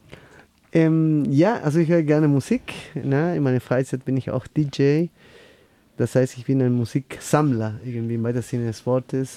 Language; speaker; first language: German; non-native, fluent; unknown